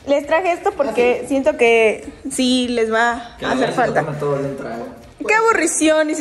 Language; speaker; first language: Spanish; native; Spanish